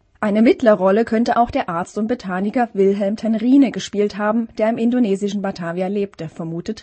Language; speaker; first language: German; native; German